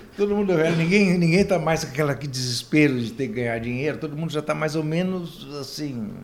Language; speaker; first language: Portuguese; native; Portuguese